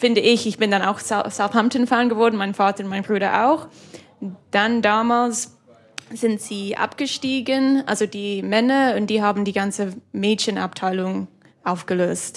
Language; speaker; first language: German; non-native, fluent; English